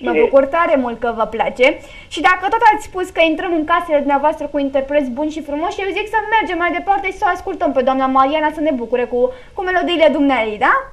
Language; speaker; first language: Romanian; native; Romanian